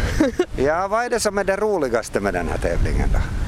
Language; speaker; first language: Swedish; native; Swedish